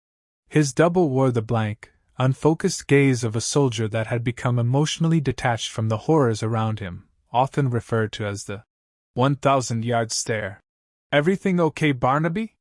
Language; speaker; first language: English; native; English